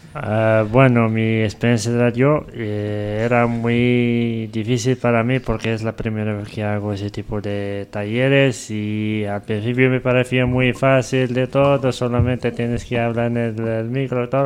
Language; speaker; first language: Spanish; non-native, fluent; Arabic